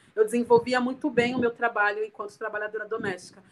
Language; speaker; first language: Portuguese; native; Portuguese